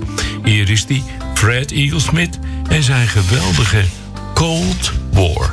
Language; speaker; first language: Dutch; native; Dutch